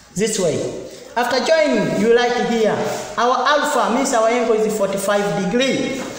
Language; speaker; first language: English; non-native, local second language; Swahili